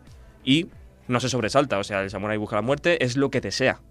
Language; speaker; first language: Spanish; native; Spanish